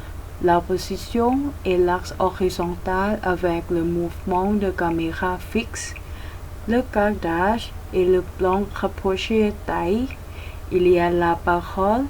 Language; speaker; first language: French; non-native, learner; Thai